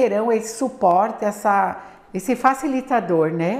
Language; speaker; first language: Portuguese; native; Portuguese